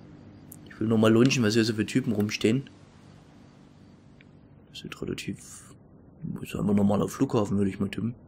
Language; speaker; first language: German; native; German